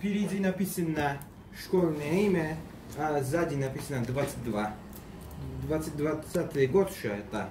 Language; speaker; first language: Russian; early bilingual, heritage; Turkish